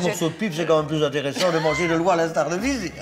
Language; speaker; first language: French; native; French